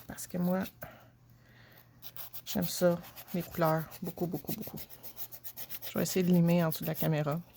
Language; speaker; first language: French; native; French